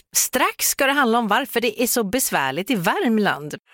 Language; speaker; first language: Swedish; native; Swedish